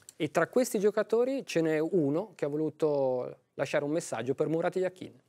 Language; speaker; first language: Italian; native; Italian